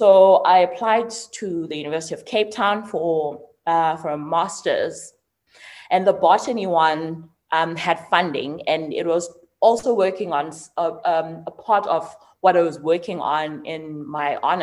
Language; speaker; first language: English; non-native, local second language; Xhosa